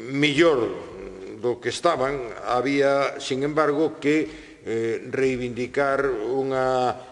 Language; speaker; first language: Galician; non-native, local second language; Spanish